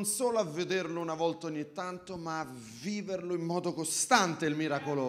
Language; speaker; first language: Italian; native; Italian